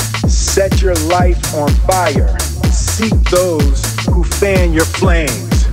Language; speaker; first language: English; native; English